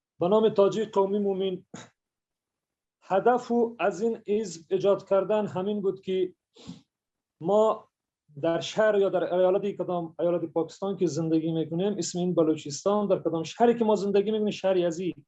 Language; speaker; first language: Tajik; early bilingual, heritage; Persian